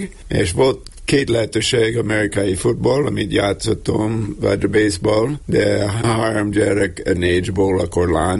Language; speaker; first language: Hungarian; non-native, learner; English